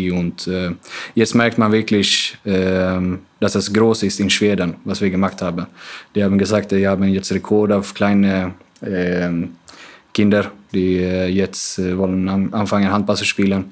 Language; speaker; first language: German; non-native, fluent; Swedish